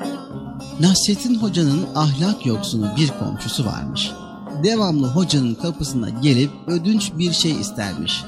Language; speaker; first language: Turkish; native; Turkish